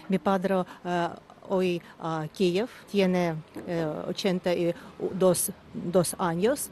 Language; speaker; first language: Spanish; non-native, learner; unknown